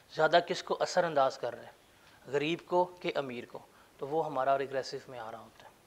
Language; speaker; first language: Urdu; non-native, local second language; Punjabi